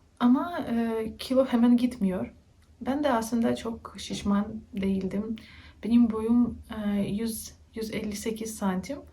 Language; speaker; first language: Turkish; non-native, learner; Russian